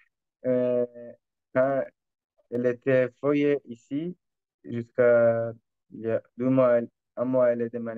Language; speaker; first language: French; non-native, learner; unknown